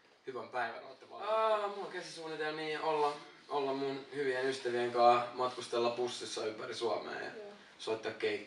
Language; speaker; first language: Finnish; native; Finnish